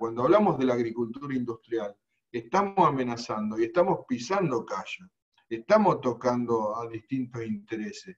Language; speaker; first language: Spanish; native; Spanish